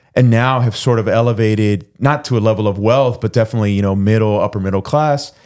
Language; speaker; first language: English; early bilingual, other home language; Spanish